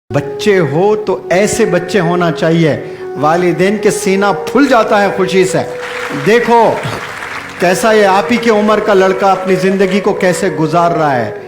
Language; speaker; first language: Urdu; native; Urdu